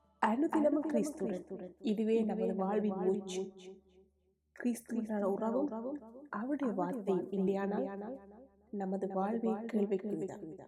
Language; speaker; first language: Tamil; native; Tamil